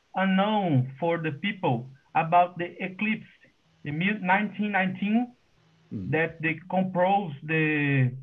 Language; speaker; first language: English; non-native, learner; Portuguese